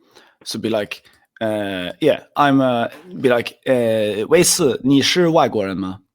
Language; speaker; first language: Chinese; non-native, fluent; Swedish